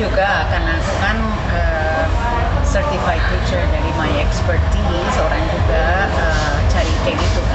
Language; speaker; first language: Indonesian; non-native, fluent; Spanish